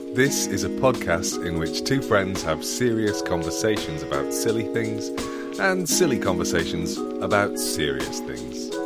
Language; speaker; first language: English; native; English